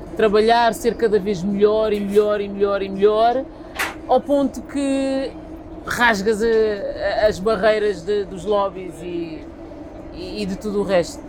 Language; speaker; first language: Portuguese; early bilingual, other home language; Kabuverdianu